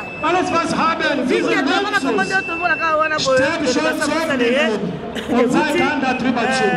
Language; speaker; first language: German; non-native, learner; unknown